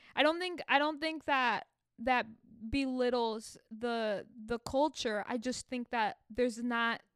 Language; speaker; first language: English; early bilingual, other home language; Spanish